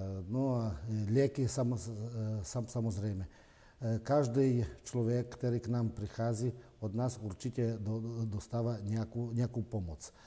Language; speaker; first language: Czech; non-native, fluent; Ukrainian